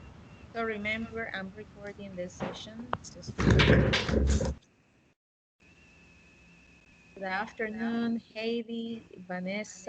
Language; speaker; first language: English; non-native, fluent; Spanish